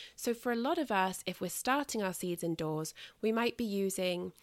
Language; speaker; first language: English; native; English